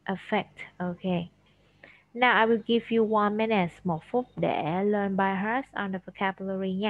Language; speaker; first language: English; non-native, fluent; Vietnamese